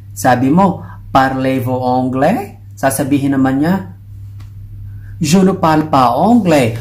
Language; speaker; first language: French; non-native, learner; Filipino